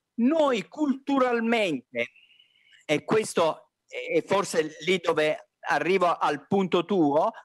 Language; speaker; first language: Italian; native; Italian